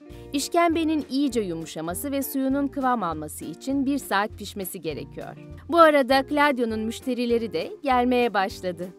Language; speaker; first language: Turkish; native; Turkish